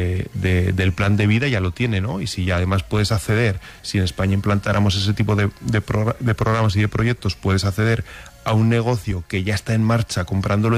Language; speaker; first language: Spanish; native; Spanish